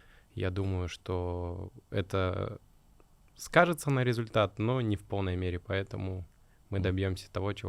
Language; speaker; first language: Russian; native; Russian